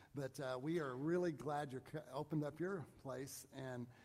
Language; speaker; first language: English; native; English